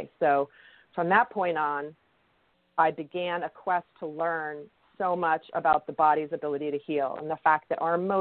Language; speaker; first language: English; native; English